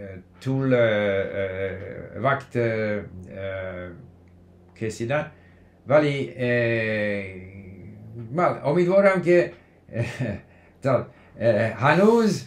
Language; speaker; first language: Persian; non-native, learner; English